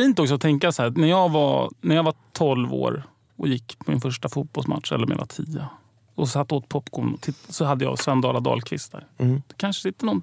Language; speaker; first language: Swedish; native; Swedish